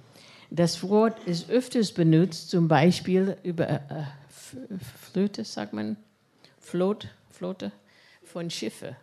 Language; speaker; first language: German; non-native, fluent; English